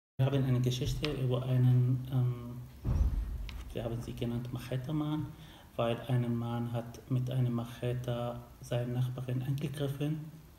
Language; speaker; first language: German; non-native, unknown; Arabic